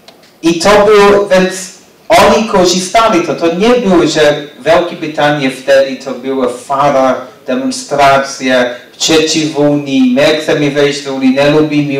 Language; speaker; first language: Polish; non-native, learner; English